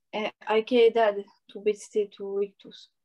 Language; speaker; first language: Spanish; non-native, learner; French